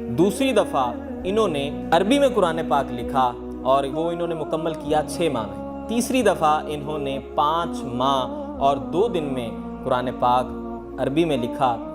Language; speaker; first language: Urdu; native; Urdu